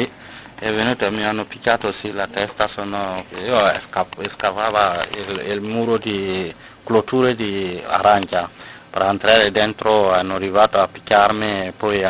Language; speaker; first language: Italian; non-native, learner; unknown